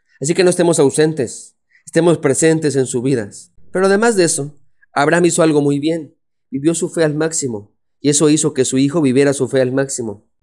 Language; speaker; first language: Spanish; native; Spanish